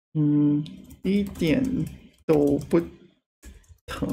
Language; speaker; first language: Chinese; non-native, learner; English